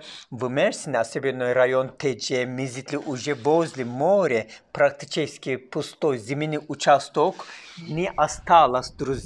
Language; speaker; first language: Russian; non-native, learner; Turkish